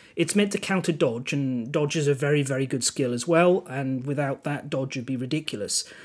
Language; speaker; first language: English; non-native, local second language; Welsh